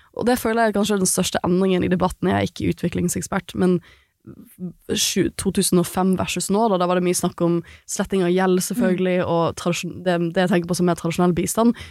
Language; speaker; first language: Norwegian; native; Norwegian